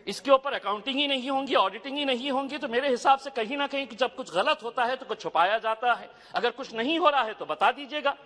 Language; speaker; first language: Hindi; non-native, local second language; Urdu